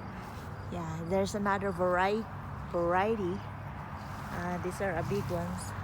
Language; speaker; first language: English; non-native, fluent; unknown